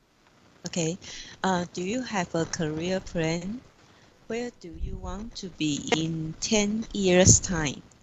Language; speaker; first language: English; non-native, learner; Chinese